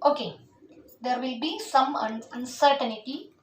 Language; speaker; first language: English; non-native, local second language; Malayalam